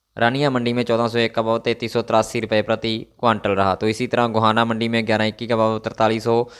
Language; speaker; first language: Hindi; non-native, local second language; Punjabi